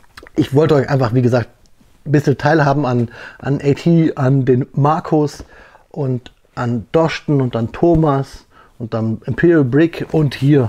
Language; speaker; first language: German; native; German